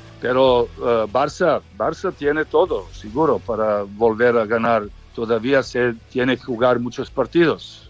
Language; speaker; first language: Spanish; non-native, learner; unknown